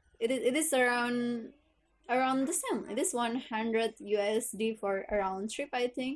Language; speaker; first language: English; non-native, learner; Indonesian